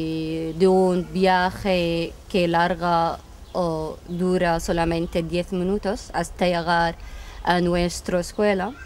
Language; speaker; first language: Spanish; non-native, fluent; Arabic